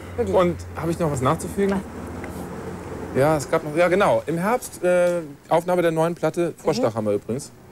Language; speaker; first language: German; native; German